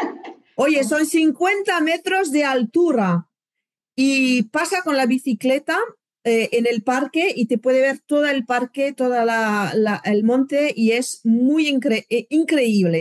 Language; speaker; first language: Spanish; non-native, fluent; French